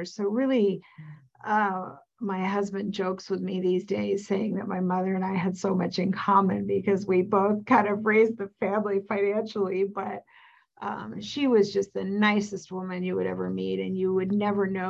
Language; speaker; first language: English; native; English